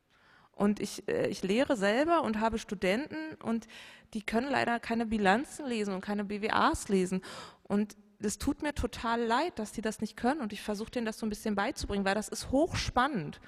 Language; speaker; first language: German; native; German